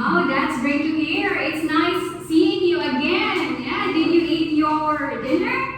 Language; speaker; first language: English; non-native, local second language; Filipino